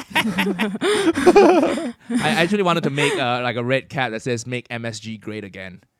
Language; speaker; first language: English; non-native, local second language; Cantonese